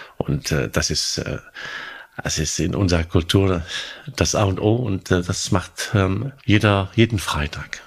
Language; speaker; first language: German; non-native, fluent; Arabic